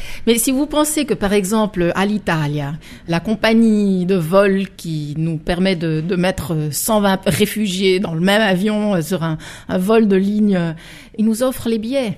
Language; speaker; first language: French; non-native, fluent; Italian